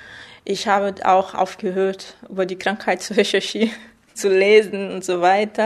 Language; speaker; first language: German; non-native, fluent; Portuguese